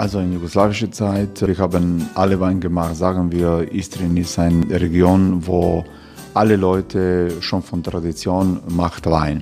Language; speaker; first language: German; non-native, learner; Croatian